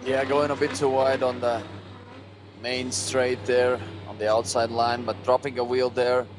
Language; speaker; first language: English; non-native, fluent; Latvian